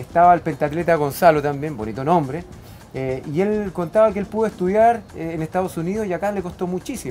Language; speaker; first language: Spanish; native; Spanish